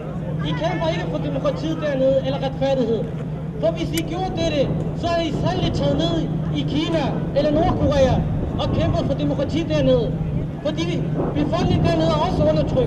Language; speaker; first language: Danish; non-native, local second language; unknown